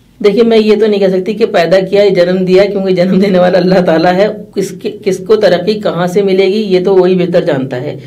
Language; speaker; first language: Urdu; native; Urdu